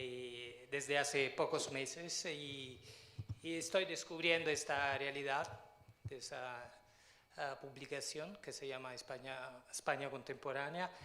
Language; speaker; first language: Spanish; non-native, fluent; Italian